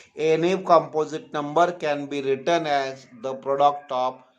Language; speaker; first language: English; non-native, local second language; Marathi